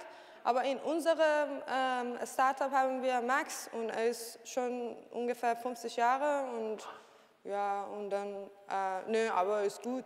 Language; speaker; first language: German; non-native, learner; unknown